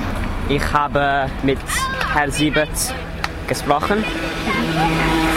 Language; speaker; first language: German; non-native, learner; Welsh